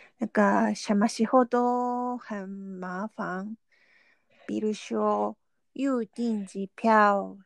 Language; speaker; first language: Chinese; non-native, learner; Vietnamese